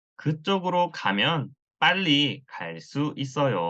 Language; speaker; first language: Korean; non-native, learner; Thai